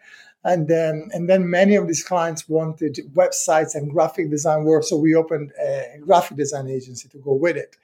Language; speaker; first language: English; non-native, fluent; Italian